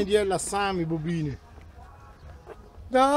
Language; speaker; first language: Russian; non-native, learner; Italian